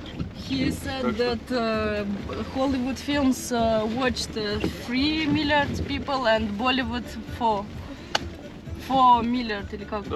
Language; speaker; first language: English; non-native, learner; Russian